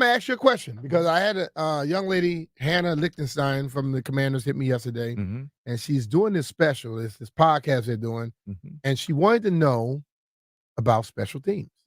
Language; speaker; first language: English; native; English